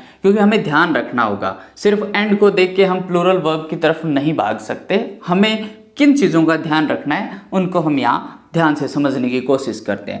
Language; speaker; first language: Hindi; native; Hindi